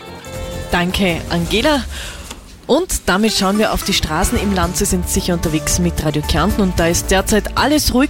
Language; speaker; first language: German; native; German